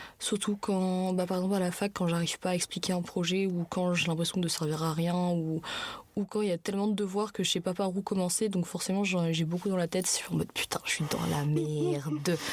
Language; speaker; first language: French; non-native, local second language; Arabic